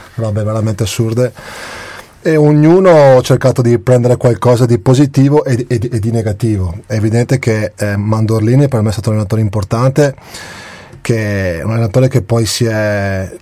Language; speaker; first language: Italian; native; Italian